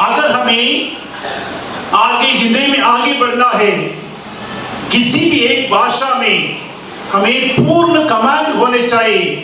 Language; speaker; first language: Hindi; non-native, local second language; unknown